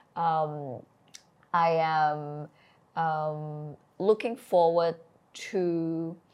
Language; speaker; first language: English; native; English